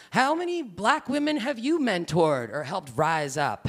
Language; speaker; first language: English; native; English